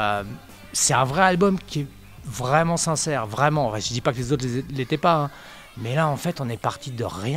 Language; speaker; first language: French; native; French